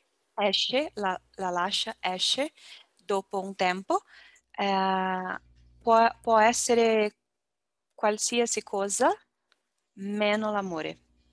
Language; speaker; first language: Italian; non-native, learner; Portuguese